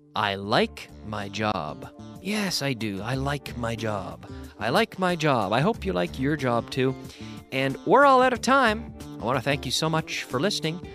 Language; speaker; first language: English; native; English